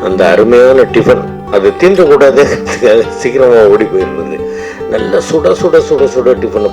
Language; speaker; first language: Tamil; native; Tamil